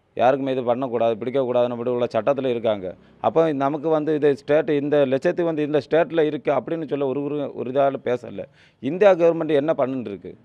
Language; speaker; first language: Tamil; native; Tamil